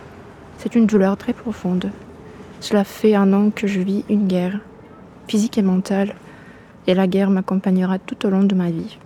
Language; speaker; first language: French; non-native, fluent; Ukrainian